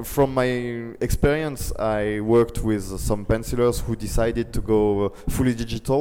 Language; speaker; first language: English; non-native, fluent; French